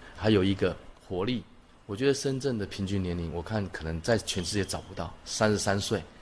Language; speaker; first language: Chinese; native; Chinese